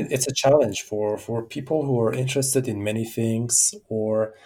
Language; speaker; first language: English; non-native, fluent; Persian